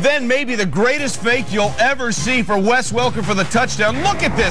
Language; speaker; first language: English; native; English